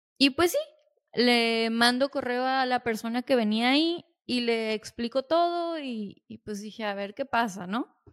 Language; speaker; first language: Spanish; native; Spanish